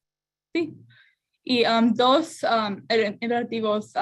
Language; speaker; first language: Spanish; non-native, learner; English